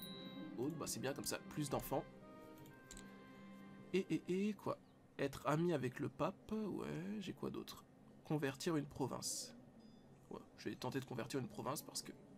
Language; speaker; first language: French; native; French